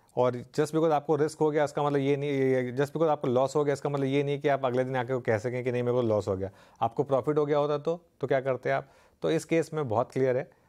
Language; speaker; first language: Hindi; native; Hindi